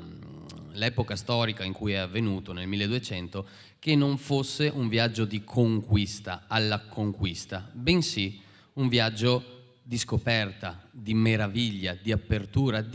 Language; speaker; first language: Italian; native; Italian